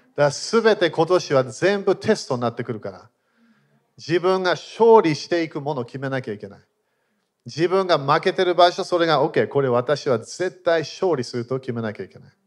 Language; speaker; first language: Japanese; non-native, fluent; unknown